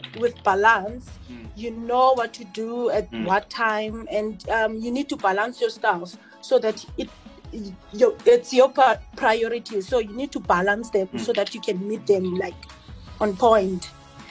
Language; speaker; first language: English; non-native, local second language; Xhosa